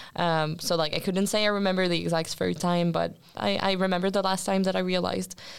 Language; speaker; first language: English; non-native, fluent; French